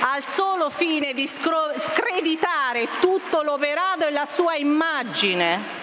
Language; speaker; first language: Italian; native; Italian